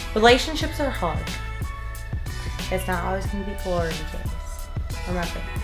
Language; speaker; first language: English; native; English